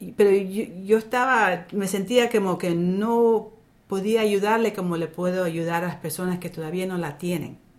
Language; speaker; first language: Spanish; early bilingual, other home language; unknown